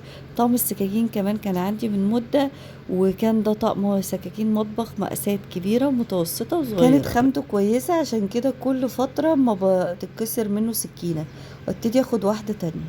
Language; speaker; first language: Arabic; native; Arabic